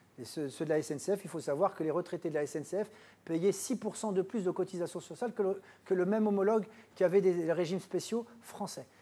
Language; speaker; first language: French; native; French